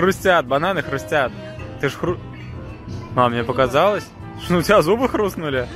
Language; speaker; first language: Russian; native; Russian